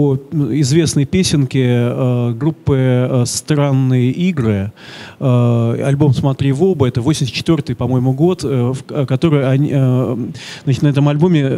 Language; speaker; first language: Russian; native; Russian